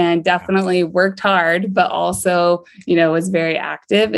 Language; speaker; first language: English; native; English